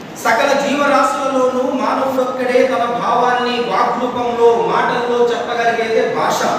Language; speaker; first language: Telugu; non-native, local second language; Odia